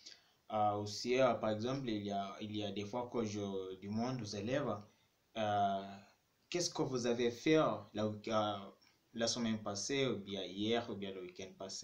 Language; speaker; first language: French; non-native, fluent; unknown